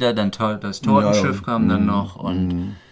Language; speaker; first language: German; native; German